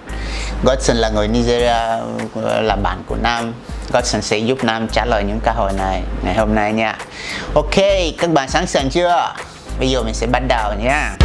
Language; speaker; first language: Vietnamese; non-native, fluent; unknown